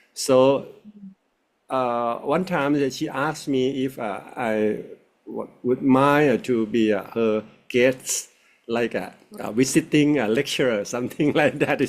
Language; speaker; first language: English; non-native, fluent; Thai